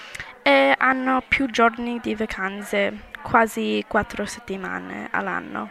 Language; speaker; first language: Italian; non-native, learner; English